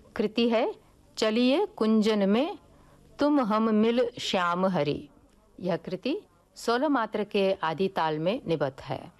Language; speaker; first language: Hindi; non-native, local second language; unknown